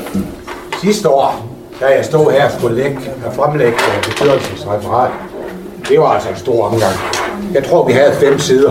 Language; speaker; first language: Danish; native; Danish